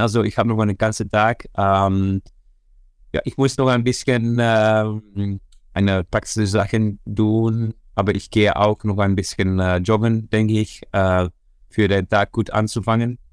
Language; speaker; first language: German; non-native, learner; Dutch